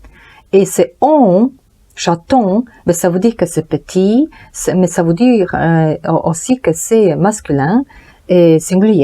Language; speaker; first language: French; non-native, learner; Polish